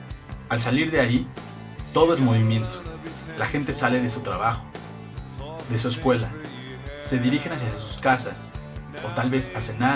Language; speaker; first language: Spanish; native; Spanish